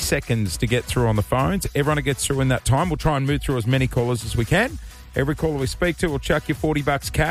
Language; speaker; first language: English; native; English